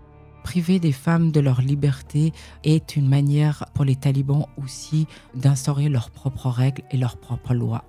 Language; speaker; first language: French; early bilingual, other home language; Persian